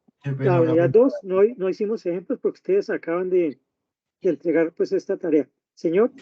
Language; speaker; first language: Spanish; native; Spanish